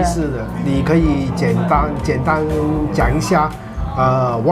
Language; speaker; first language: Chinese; non-native, fluent; English